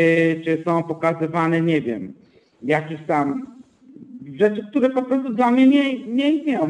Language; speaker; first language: Polish; non-native, fluent; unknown